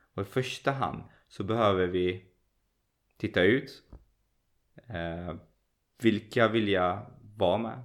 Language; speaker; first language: Swedish; early bilingual, other home language; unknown